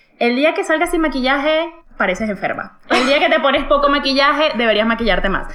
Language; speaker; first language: Spanish; native; Spanish